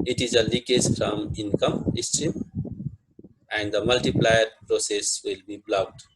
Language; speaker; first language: English; non-native, local second language; Nepali